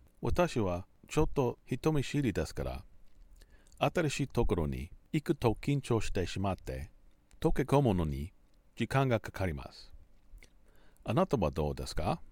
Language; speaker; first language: Japanese; non-native, learner; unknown